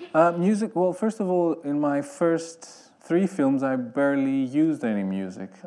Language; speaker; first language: English; non-native, fluent; Greek